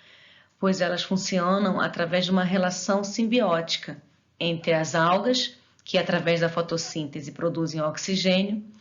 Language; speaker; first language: Portuguese; native; Portuguese